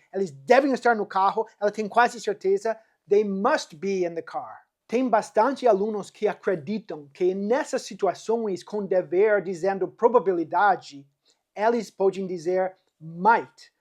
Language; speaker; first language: Portuguese; non-native, fluent; English